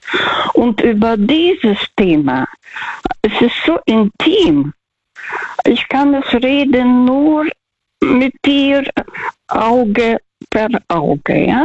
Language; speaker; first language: German; non-native, fluent; Russian